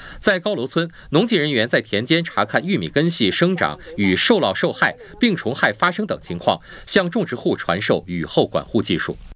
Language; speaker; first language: Chinese; native; Chinese